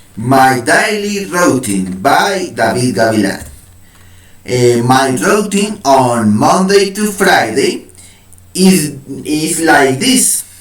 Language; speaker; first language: English; non-native, learner; Spanish